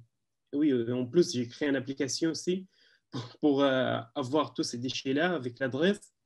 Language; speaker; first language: French; non-native, learner; Arabic